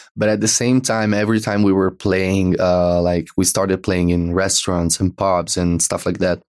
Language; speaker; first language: English; non-native, fluent; Italian